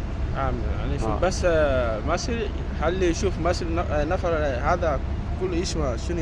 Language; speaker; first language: Arabic; non-native, learner; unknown